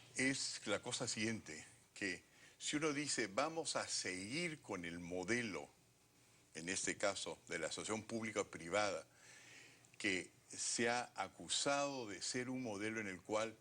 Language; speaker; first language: Spanish; native; Spanish